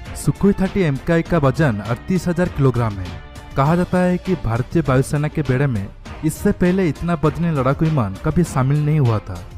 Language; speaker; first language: Hindi; native; Hindi